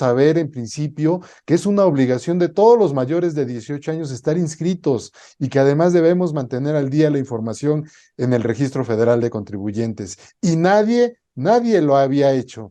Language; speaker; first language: Spanish; native; Spanish